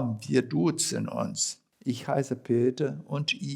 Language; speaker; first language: German; non-native, fluent; Portuguese